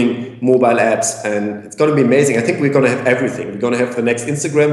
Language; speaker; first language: English; non-native, fluent; German